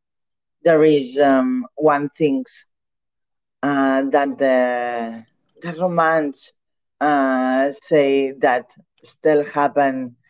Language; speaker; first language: English; non-native, learner; Catalan